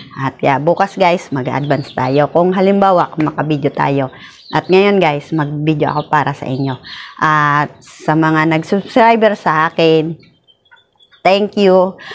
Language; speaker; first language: Filipino; non-native, local second language; Bikol